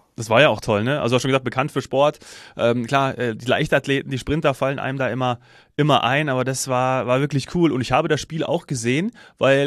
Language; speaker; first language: German; native; German